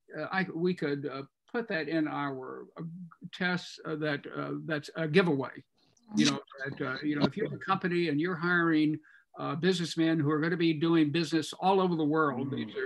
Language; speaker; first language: English; native; English